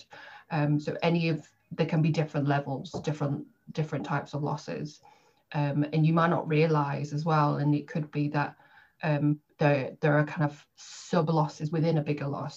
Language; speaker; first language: English; native; English